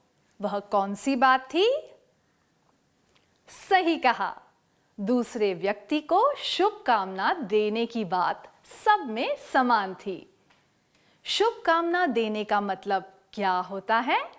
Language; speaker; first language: Hindi; native; Hindi